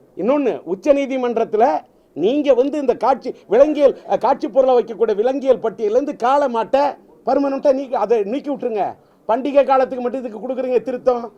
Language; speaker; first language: Tamil; native; Tamil